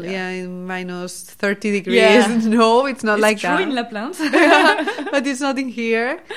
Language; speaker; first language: English; non-native, fluent; Spanish